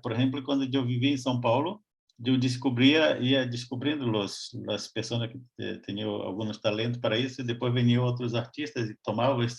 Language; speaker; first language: Spanish; non-native, fluent; Portuguese